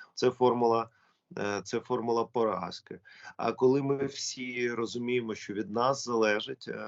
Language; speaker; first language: Ukrainian; non-native, local second language; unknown